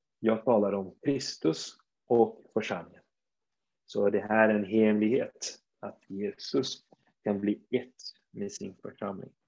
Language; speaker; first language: Swedish; non-native, fluent; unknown